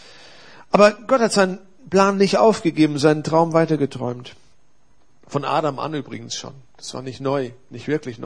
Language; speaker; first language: German; native; German